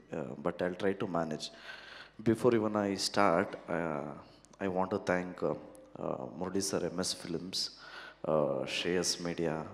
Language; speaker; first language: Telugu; non-native, learner; Kannada